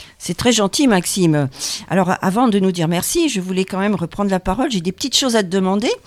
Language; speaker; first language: French; native; French